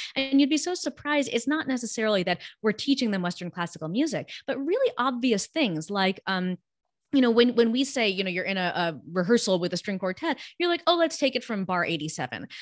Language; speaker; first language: English; early bilingual, other home language; Gujarati